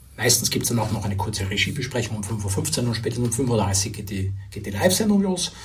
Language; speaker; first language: German; native; German